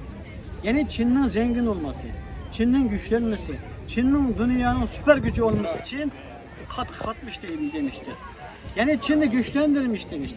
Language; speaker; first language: Turkish; non-native, fluent; Uyghur